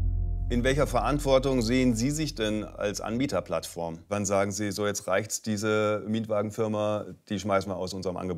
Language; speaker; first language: German; native; German